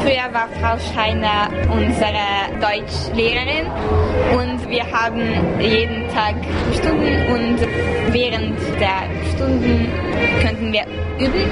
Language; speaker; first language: German; non-native, learner; Hungarian